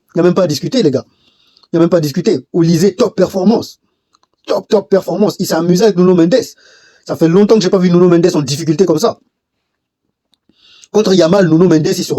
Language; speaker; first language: French; native; French